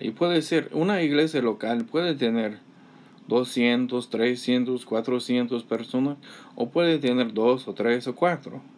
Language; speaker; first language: Spanish; non-native, fluent; English